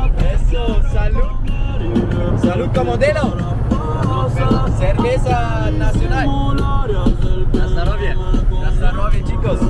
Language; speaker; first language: Spanish; non-native, learner; German